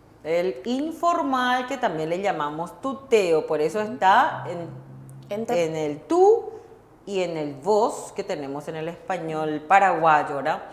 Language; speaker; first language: Spanish; non-native, fluent; Korean